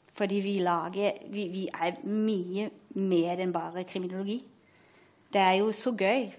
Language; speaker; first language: Norwegian; non-native, fluent; German